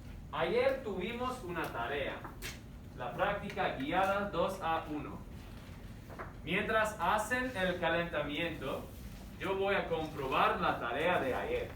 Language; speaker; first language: Spanish; non-native, fluent; English